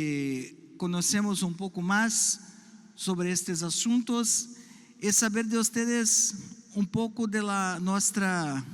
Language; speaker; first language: Spanish; non-native, learner; Portuguese